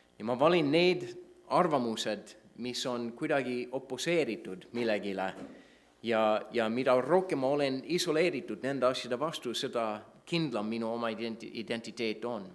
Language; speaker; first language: Estonian; non-native, fluent; English